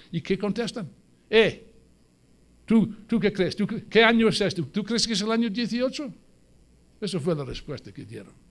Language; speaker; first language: Spanish; non-native, fluent; English